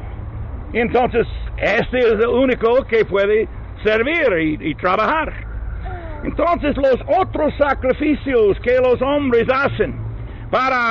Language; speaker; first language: Spanish; non-native, learner; English